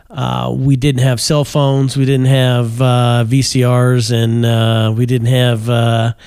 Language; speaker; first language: English; native; English